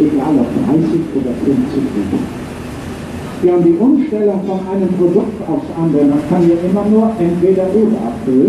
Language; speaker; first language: German; native; German